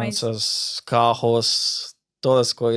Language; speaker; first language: Portuguese; non-native, fluent; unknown